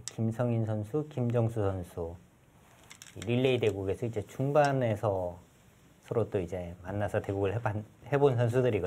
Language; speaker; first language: Korean; native; Korean